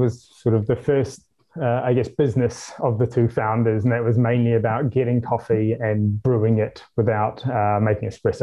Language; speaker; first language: English; native; English